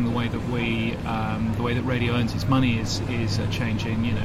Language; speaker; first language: English; native; English